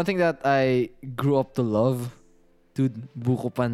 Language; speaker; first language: English; non-native, local second language; Filipino